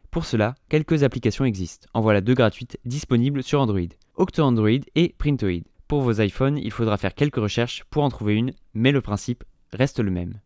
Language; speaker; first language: French; native; French